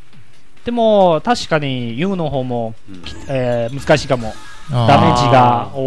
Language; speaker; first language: Japanese; non-native, learner; Chinese